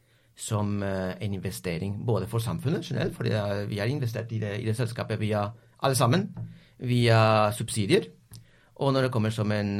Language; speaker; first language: Norwegian; non-native, fluent; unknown